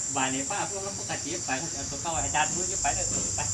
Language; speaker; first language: Thai; native; Thai